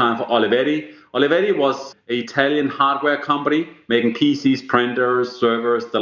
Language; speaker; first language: English; non-native, fluent; Danish